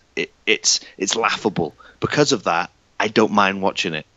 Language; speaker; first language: English; native; English